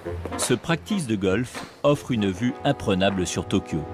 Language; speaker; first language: French; native; French